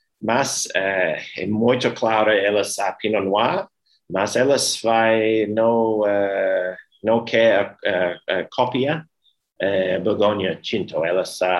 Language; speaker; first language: Portuguese; non-native, learner; English